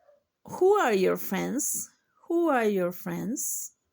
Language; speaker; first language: English; non-native, fluent; Spanish